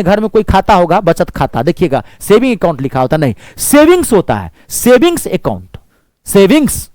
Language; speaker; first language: Hindi; native; Hindi